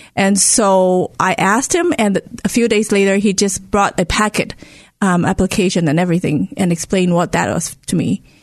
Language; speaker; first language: English; non-native, local second language; Cantonese